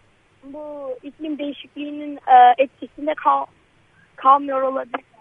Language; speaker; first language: Turkish; early bilingual, heritage; Turkish